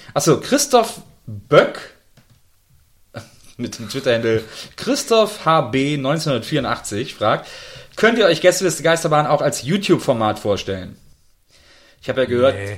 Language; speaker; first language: German; native; German